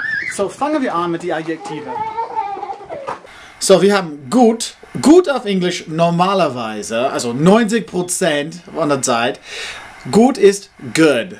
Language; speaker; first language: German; non-native, learner; English